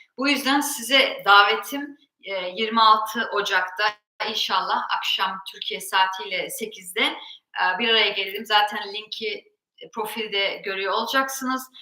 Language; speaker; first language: Turkish; early bilingual, heritage; Turkish